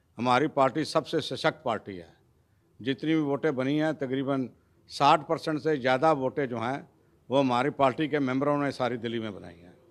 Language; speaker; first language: Hindi; non-native, local second language; Punjabi